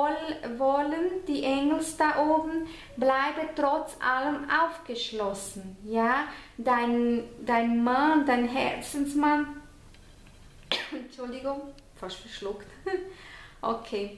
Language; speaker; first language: German; non-native, fluent; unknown